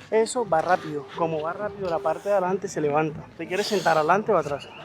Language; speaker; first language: Spanish; native; Spanish